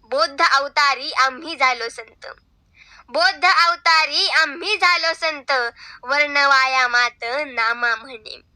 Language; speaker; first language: Hindi; non-native, local second language; Marathi